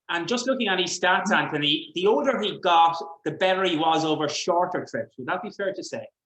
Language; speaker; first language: English; native; English